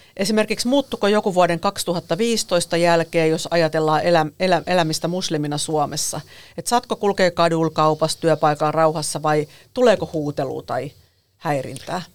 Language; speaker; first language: Finnish; native; Finnish